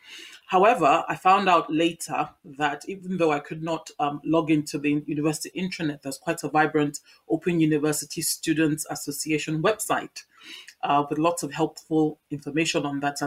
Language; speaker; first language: English; non-native, local second language; Yoruba